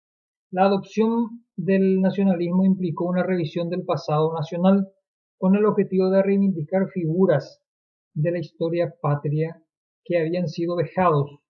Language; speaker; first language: Spanish; native; Spanish